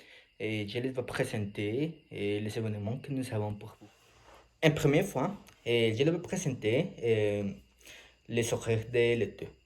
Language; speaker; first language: French; non-native, learner; Spanish